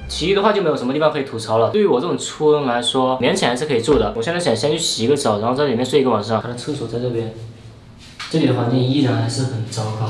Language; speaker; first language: Chinese; native; Chinese